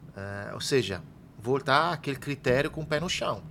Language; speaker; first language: Portuguese; non-native, fluent; Italian